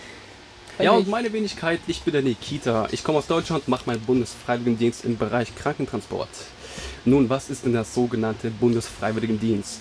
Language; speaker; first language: German; native; German